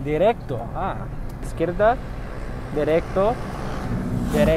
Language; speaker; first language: Spanish; non-native, learner; English